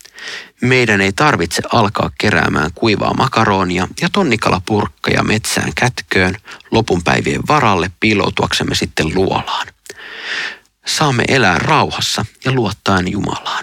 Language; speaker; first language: Finnish; native; Finnish